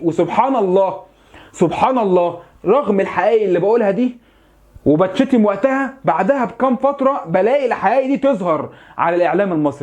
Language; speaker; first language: Arabic; native; Arabic